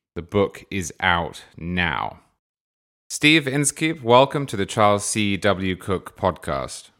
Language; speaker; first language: English; native; English